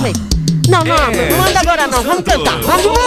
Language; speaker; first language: Portuguese; native; Portuguese